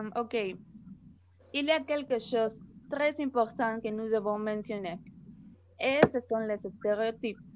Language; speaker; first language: French; non-native, learner; Spanish